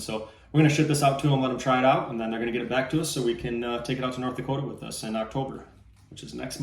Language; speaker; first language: English; native; English